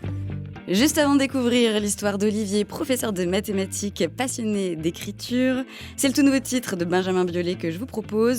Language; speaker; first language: French; native; French